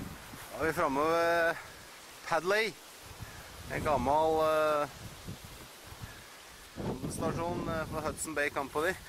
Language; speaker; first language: Norwegian; native; Norwegian